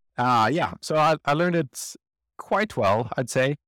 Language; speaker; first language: English; non-native, fluent; Swedish